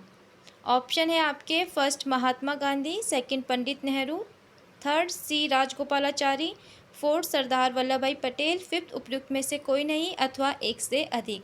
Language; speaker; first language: Hindi; native; Hindi